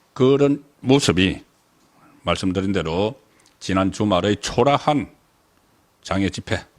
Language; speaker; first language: Korean; native; Korean